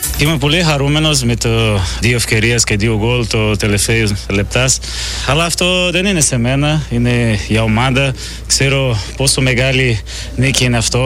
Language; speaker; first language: Greek; non-native, learner; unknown